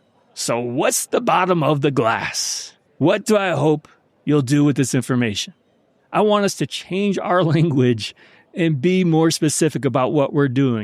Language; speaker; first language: English; native; English